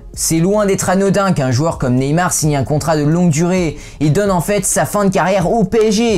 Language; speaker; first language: French; native; French